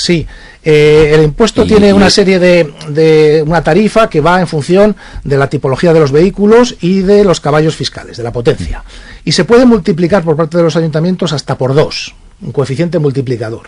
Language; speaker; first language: Spanish; native; Spanish